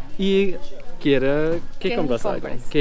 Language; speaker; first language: Spanish; non-native, learner; German